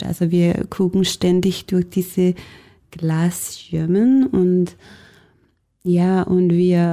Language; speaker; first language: German; non-native, fluent; Danish